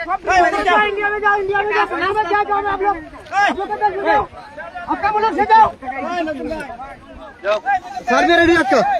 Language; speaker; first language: Hindi; non-native, learner; Bangla